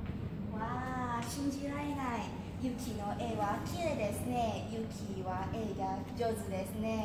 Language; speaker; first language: Japanese; non-native, learner; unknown